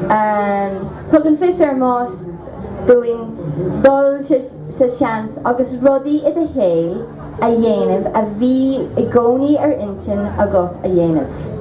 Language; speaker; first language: Irish; non-native, local second language; English